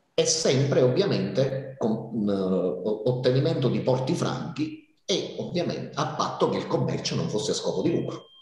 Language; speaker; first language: Italian; native; Italian